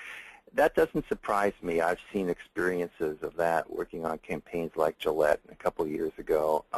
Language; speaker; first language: English; native; English